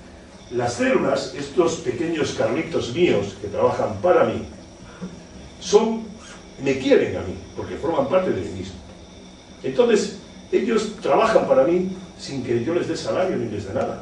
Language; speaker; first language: Spanish; native; Spanish